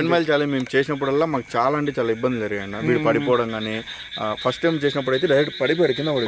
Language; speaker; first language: Telugu; native; Telugu